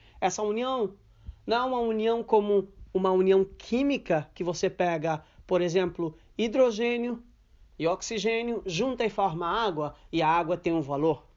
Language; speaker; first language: Portuguese; non-native, local second language; Kabuverdianu